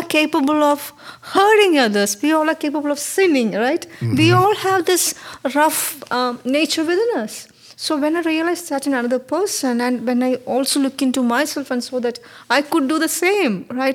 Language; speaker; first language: English; non-native, local second language; Malayalam